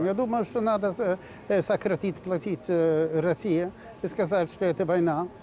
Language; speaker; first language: Russian; non-native, fluent; Swedish